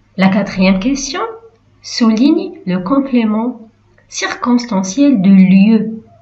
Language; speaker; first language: French; non-native, local second language; Arabic